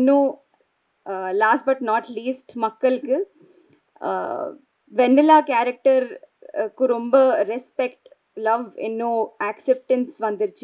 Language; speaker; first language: Tamil; non-native, learner; Telugu